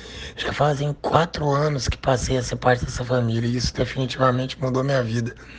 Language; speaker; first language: Portuguese; native; Portuguese